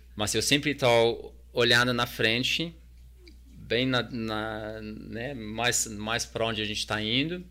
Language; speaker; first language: Portuguese; non-native, fluent; English